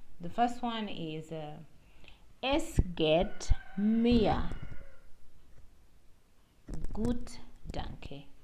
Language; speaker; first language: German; non-native, learner; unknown